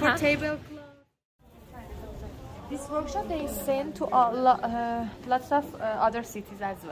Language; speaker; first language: English; non-native, fluent; Persian